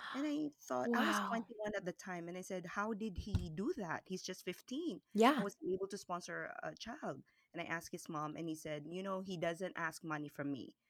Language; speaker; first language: English; non-native, local second language; Cebuano